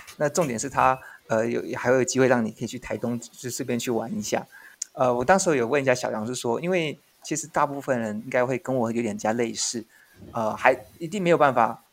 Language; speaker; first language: Chinese; native; Chinese